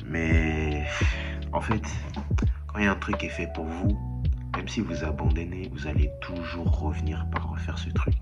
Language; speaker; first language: French; native; French